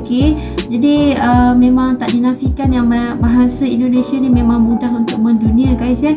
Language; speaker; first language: Malay; native; Malay